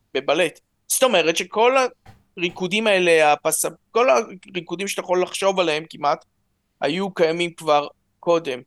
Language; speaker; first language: Hebrew; early bilingual, other home language; Russian